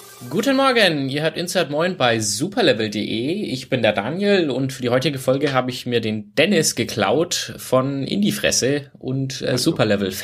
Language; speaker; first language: German; native; German